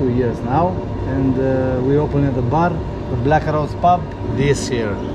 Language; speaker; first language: English; non-native, learner; Albanian